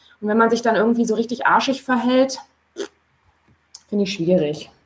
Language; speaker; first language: German; native; German